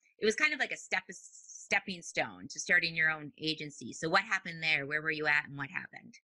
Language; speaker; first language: English; native; English